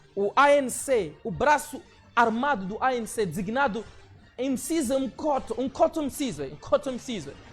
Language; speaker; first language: Portuguese; non-native, local second language; Tsonga